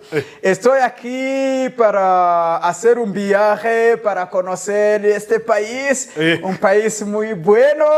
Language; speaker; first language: Spanish; non-native, learner; Kinyarwanda